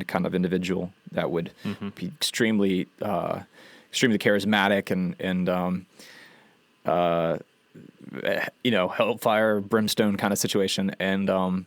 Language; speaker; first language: English; native; English